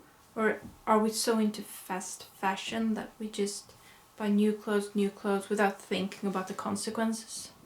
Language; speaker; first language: English; non-native, fluent; Swedish